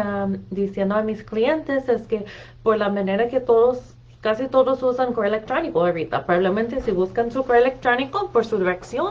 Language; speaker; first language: Spanish; non-native, fluent; English